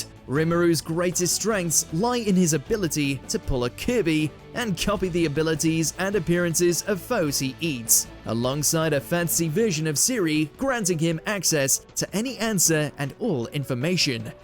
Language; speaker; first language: English; native; English